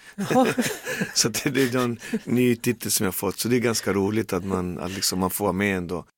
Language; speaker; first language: Swedish; native; Swedish